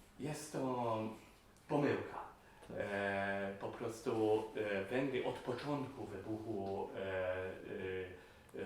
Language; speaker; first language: Polish; non-native, fluent; Hungarian